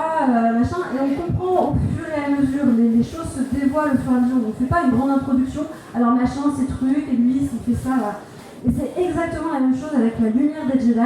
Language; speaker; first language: French; native; French